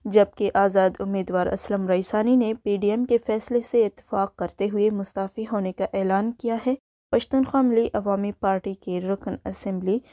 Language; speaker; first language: Urdu; non-native, local second language; Baluchi